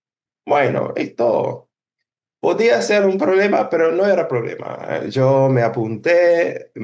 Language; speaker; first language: Spanish; non-native, fluent; English